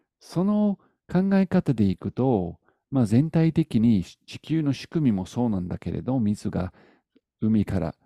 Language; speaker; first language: Japanese; non-native, fluent; English